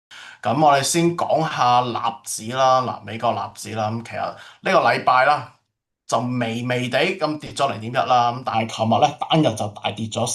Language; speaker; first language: Cantonese; native; Cantonese